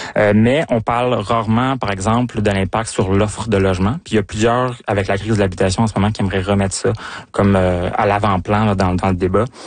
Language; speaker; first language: French; native; French